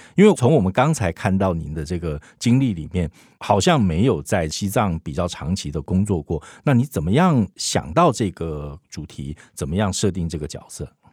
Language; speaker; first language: Chinese; native; Chinese